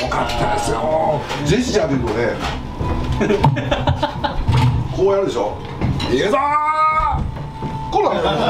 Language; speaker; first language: Japanese; native; Japanese